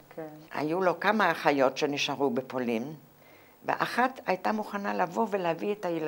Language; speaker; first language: Hebrew; non-native, fluent; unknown